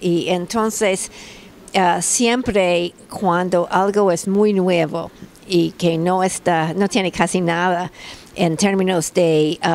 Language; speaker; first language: Spanish; non-native, fluent; English